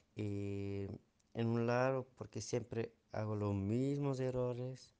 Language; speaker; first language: Spanish; non-native, fluent; Dutch